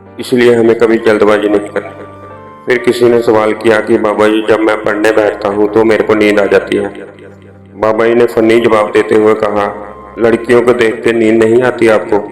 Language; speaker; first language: Hindi; native; Hindi